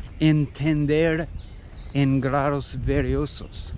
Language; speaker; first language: Spanish; non-native, learner; English